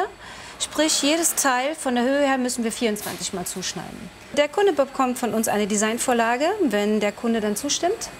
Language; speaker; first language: German; native; German